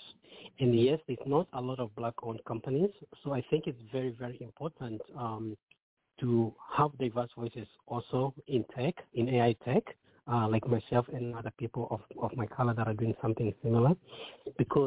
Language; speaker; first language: English; non-native, local second language; Kikuyu